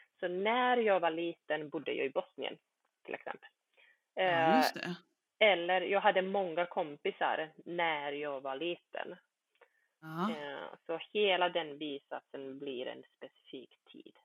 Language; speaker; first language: Swedish; early bilingual, other home language; Bosnian